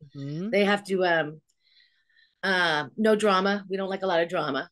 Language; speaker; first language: English; native; English